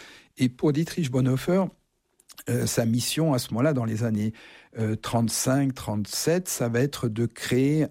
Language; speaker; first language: French; native; French